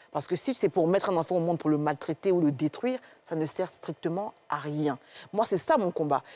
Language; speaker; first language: French; native; French